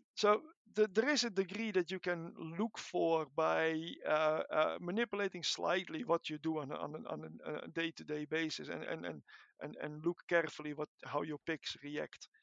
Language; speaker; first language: English; non-native, fluent; Dutch